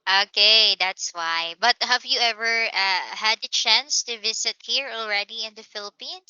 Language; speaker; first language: English; non-native, local second language; Filipino